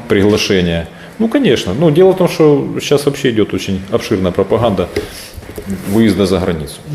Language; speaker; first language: Russian; native; Russian